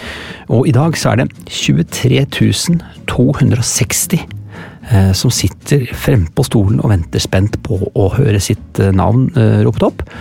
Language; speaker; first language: Norwegian; native; Norwegian